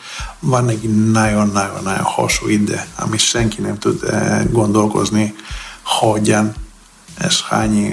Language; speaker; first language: Hungarian; non-native, fluent; Greek